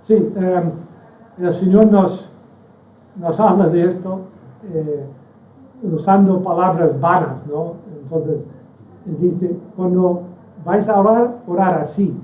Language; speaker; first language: Spanish; non-native, fluent; English